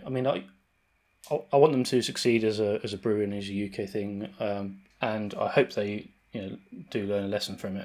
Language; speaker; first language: English; native; English